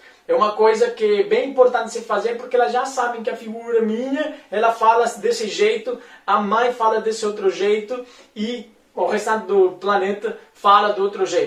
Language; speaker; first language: Portuguese; non-native, fluent; Spanish